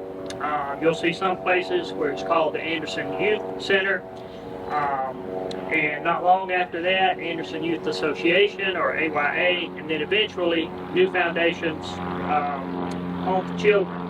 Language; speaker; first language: English; native; English